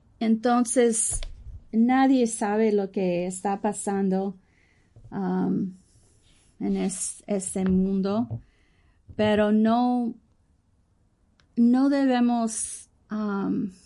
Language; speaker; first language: Spanish; early bilingual, heritage; English